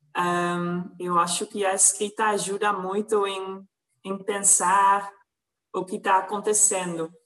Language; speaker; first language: Portuguese; non-native, fluent; Dutch